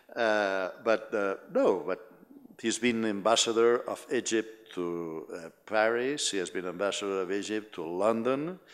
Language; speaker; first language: English; non-native, fluent; Spanish